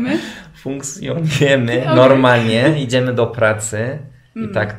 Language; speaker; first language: Polish; non-native, fluent; Turkish